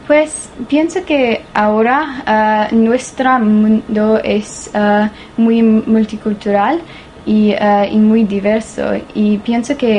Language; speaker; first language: Spanish; non-native, learner; English